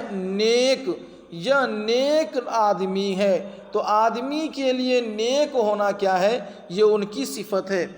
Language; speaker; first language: Urdu; native; Urdu